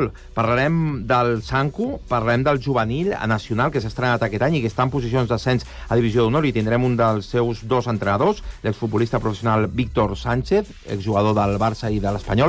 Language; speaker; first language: Catalan; native; Catalan